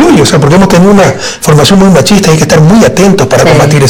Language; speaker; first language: Spanish; native; Spanish